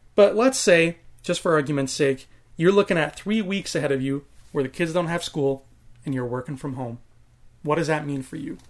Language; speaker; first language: English; native; English